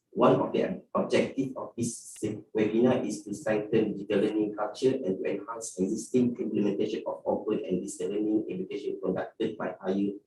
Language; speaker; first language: English; non-native, local second language; Malay